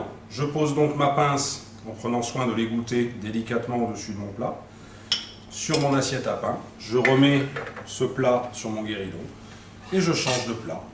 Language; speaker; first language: French; native; French